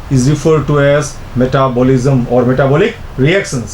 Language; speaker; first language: English; non-native, local second language; Gujarati